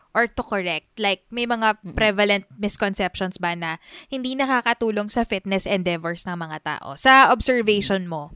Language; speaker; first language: Filipino; native; Filipino